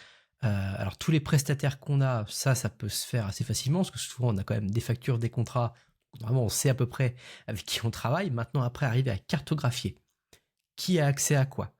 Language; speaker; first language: French; native; French